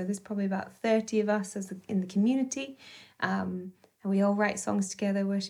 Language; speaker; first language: English; native; English